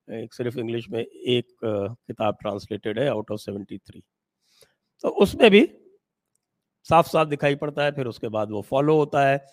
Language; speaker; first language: Hindi; native; Hindi